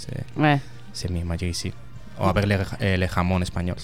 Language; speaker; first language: French; non-native, learner; Spanish